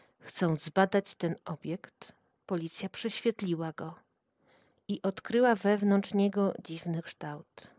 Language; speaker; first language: Polish; native; Polish